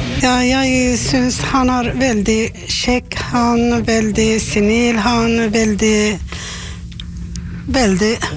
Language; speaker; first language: Norwegian; non-native, learner; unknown